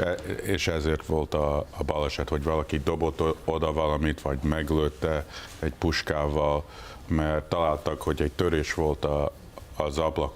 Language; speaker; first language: Hungarian; early bilingual, heritage; English